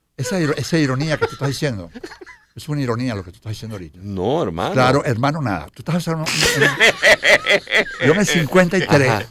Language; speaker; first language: Spanish; native; Spanish